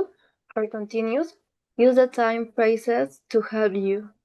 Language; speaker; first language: English; non-native, learner; Spanish